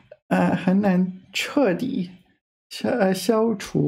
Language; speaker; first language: Chinese; non-native, fluent; English